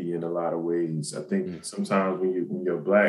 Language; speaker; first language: English; native; English